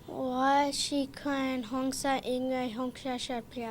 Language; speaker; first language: Chinese; non-native, learner; English